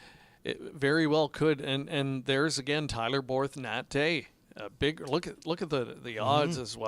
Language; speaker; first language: English; native; English